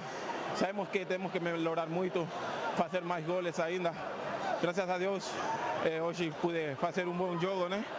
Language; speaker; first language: Portuguese; non-native, fluent; Spanish